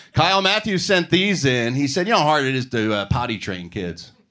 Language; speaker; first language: English; native; English